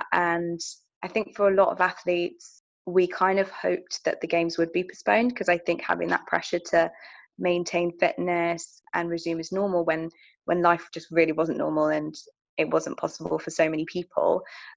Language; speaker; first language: English; native; English